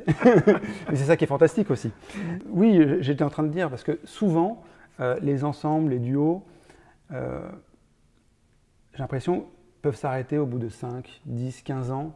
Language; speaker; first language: French; native; French